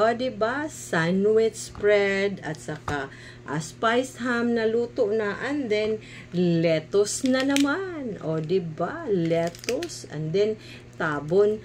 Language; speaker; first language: Filipino; non-native, local second language; Cebuano